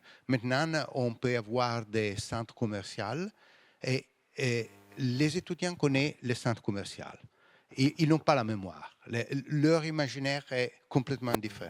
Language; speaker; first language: French; non-native, fluent; Italian